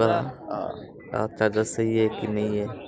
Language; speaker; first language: Hindi; non-native, learner; Bangla